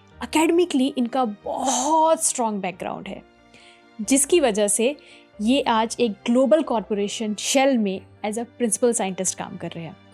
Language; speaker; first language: Hindi; native; Hindi